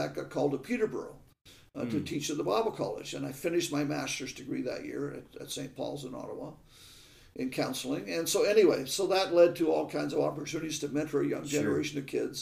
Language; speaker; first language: English; native; English